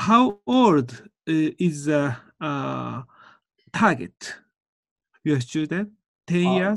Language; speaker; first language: English; non-native, learner; Japanese